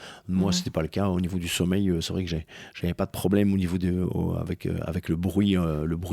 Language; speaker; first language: French; native; French